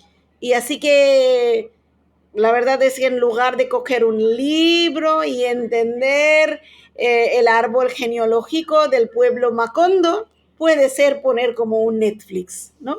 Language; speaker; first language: Spanish; non-native, fluent; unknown